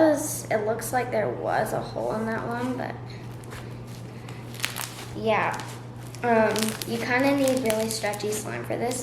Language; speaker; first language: English; native; English